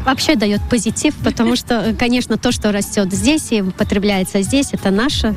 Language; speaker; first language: Russian; non-native, local second language; Latvian